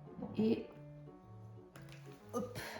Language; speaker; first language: French; non-native, fluent; Japanese